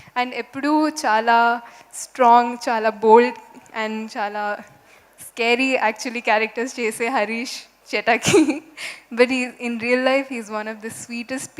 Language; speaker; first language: Telugu; non-native, local second language; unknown